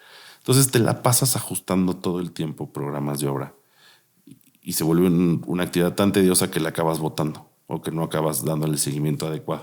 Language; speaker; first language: Spanish; native; Spanish